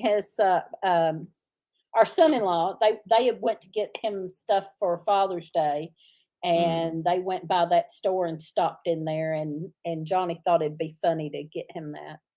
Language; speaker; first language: English; native; English